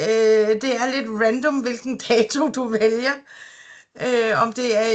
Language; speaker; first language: Danish; native; Danish